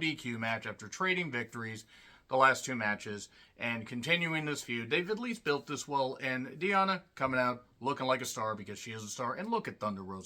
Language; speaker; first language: English; native; English